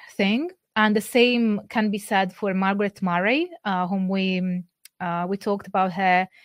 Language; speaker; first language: English; non-native, fluent; Italian